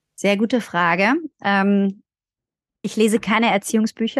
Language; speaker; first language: German; native; German